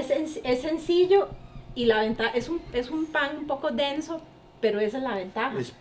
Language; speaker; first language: Spanish; native; Spanish